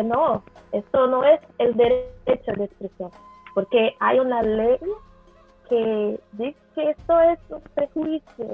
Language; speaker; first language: Spanish; non-native, learner; Portuguese